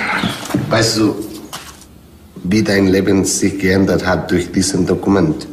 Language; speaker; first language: German; non-native, fluent; English